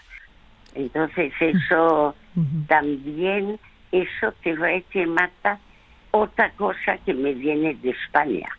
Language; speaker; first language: Spanish; early bilingual, other home language; French